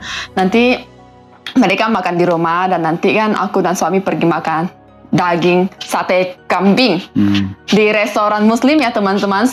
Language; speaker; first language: Indonesian; native; Indonesian